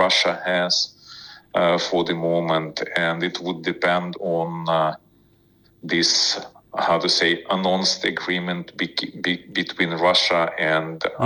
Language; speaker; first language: English; non-native, fluent; Ukrainian